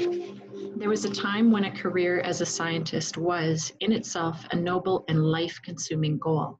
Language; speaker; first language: English; native; English